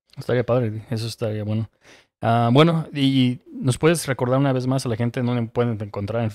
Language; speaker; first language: Spanish; native; Spanish